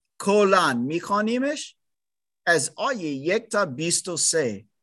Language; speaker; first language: Persian; non-native, learner; German